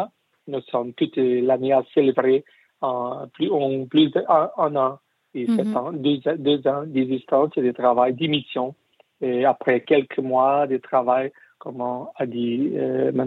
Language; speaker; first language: French; non-native, learner; Portuguese